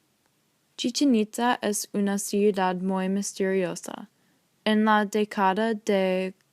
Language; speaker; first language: Spanish; non-native, learner; English